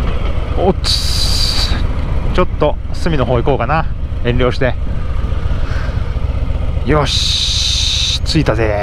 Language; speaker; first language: Japanese; native; Japanese